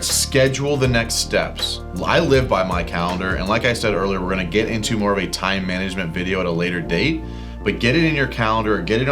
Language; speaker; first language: English; native; English